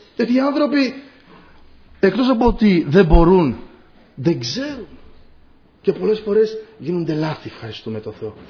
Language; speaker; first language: Greek; non-native, fluent; Polish